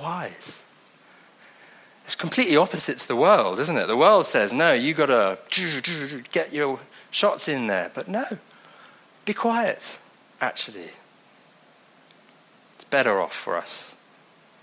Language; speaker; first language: English; native; English